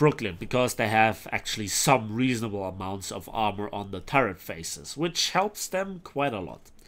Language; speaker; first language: English; non-native, fluent; German